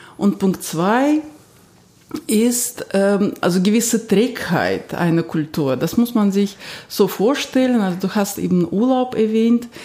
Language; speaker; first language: German; non-native, fluent; Russian